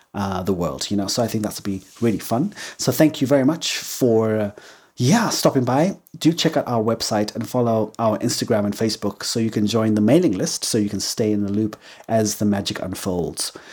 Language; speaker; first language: English; native; English